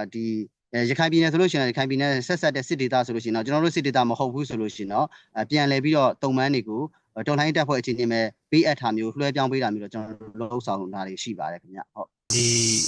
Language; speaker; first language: Burmese; non-native, local second language; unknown